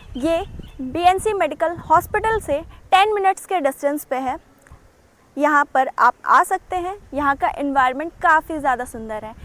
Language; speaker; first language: Hindi; native; Hindi